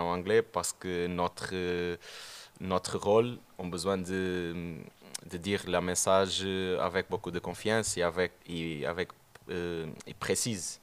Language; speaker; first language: French; non-native, learner; Portuguese